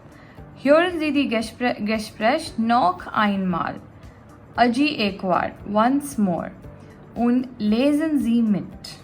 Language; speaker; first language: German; non-native, fluent; Gujarati